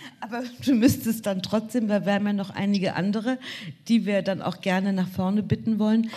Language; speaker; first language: German; native; German